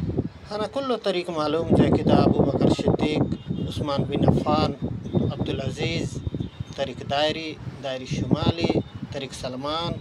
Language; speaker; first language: Arabic; non-native, learner; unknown